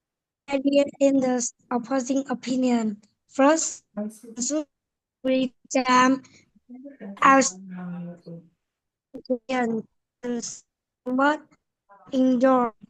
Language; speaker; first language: English; non-native, learner; Vietnamese